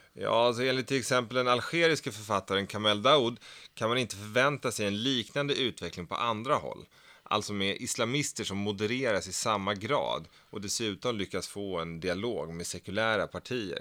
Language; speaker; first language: Swedish; native; Swedish